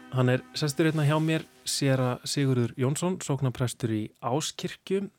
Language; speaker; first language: Icelandic; native; Icelandic